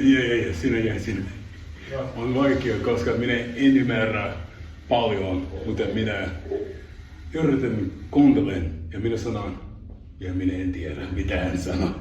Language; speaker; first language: Finnish; non-native, learner; English